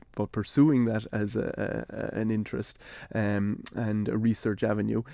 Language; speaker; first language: English; native; English